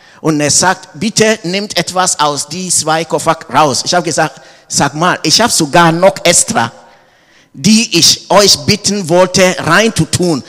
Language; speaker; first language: German; non-native, learner; English